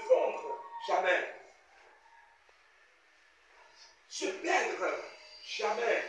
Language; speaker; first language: French; non-native, local second language; Fon